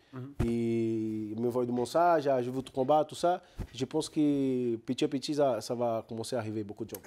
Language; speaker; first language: French; non-native, learner; Portuguese